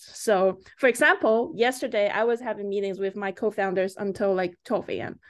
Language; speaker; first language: English; early bilingual, other home language; Chinese